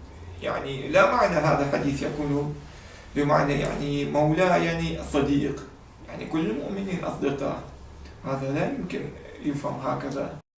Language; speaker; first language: Arabic; non-native, fluent; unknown